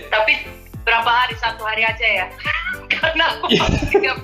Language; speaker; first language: Indonesian; early bilingual, heritage; German